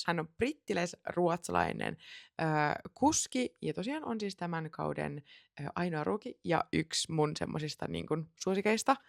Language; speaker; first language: Finnish; native; Finnish